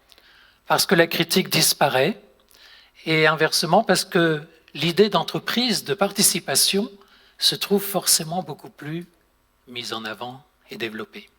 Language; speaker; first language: French; native; French